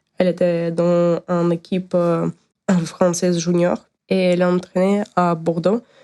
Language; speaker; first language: French; non-native, learner; Ukrainian